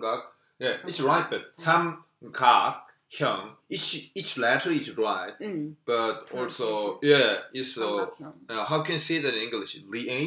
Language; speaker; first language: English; non-native, fluent; Korean